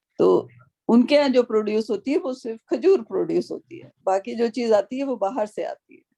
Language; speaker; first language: Urdu; native; Urdu